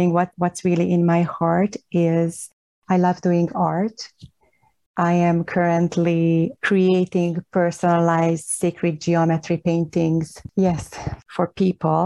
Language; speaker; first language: English; non-native, fluent; Hungarian